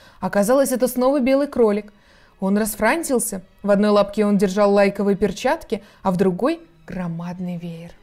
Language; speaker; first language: Russian; native; Russian